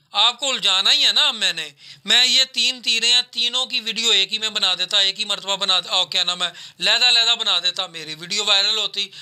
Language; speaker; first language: Urdu; non-native, local second language; Punjabi